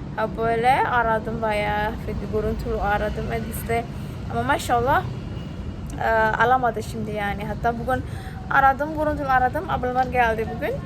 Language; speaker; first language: Turkish; non-native, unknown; Indonesian